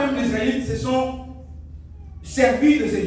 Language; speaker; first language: French; non-native, local second language; Lingala